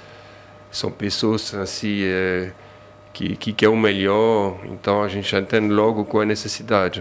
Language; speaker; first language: Portuguese; non-native, fluent; French